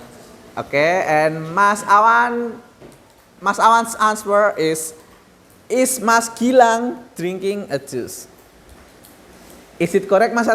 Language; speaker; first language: English; non-native, learner; Indonesian